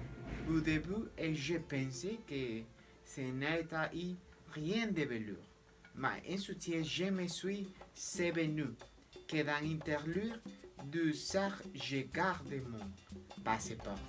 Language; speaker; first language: French; non-native, learner; Spanish